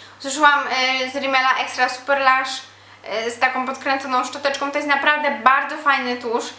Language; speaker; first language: Polish; native; Polish